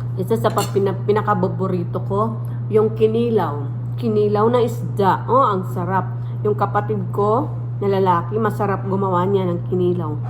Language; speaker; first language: Filipino; non-native, local second language; Waray